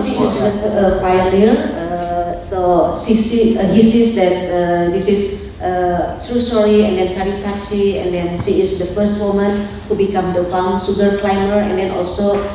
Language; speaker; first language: English; non-native, local second language; Indonesian